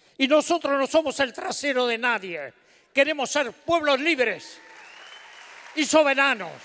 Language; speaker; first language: Spanish; native; Spanish